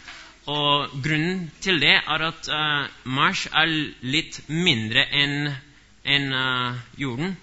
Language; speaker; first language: Norwegian; non-native, fluent; English